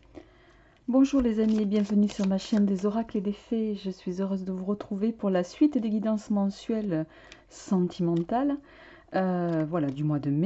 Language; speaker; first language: French; native; French